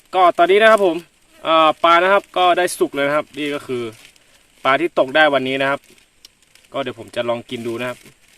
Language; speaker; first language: Thai; native; Thai